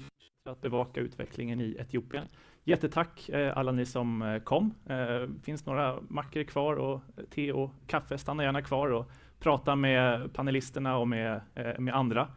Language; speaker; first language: Swedish; native; Swedish